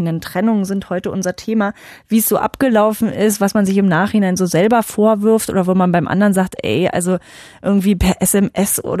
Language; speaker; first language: German; native; German